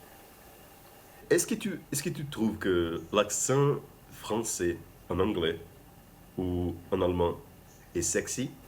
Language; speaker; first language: French; non-native, fluent; Portuguese